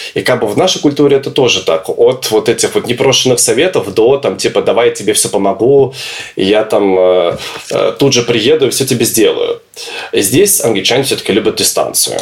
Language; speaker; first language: Russian; native; Russian